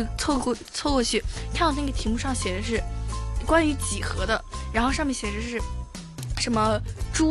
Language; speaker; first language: Chinese; native; Chinese